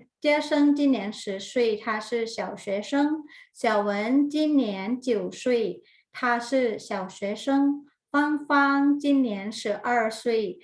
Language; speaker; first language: Chinese; non-native, fluent; Thai